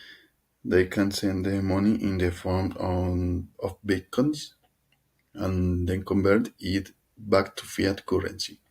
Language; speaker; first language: English; non-native, learner; Spanish